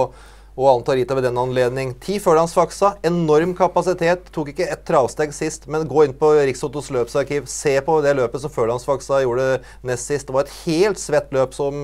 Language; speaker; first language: Norwegian; native; Norwegian